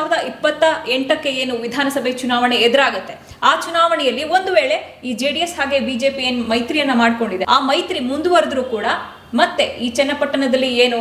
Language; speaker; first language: Kannada; native; Kannada